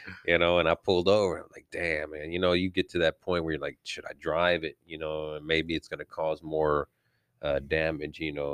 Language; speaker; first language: English; early bilingual, other home language; Spanish